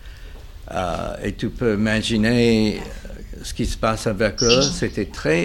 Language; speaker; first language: French; non-native, fluent; English